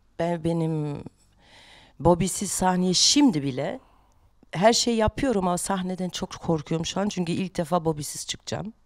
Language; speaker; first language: Turkish; non-native, fluent; German